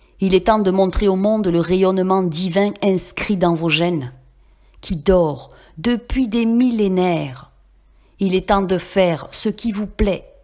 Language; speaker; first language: French; native; French